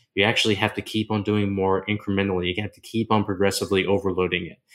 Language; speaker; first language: English; native; English